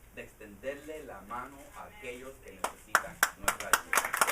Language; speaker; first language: Spanish; early bilingual, heritage; Spanish